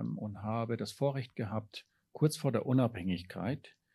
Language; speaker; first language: German; early bilingual, heritage; German